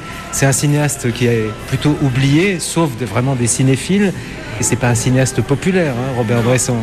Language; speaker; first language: French; native; French